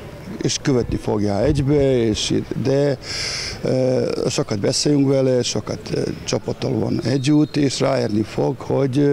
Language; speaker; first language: Hungarian; non-native, fluent; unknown